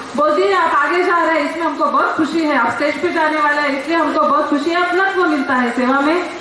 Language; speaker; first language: Hindi; non-native, local second language; Marathi